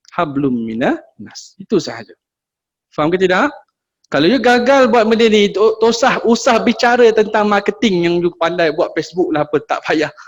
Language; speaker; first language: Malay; native; Malay